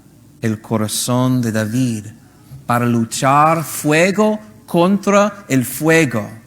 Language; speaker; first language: Spanish; non-native, learner; English